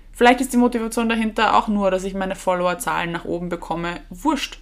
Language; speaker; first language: German; native; German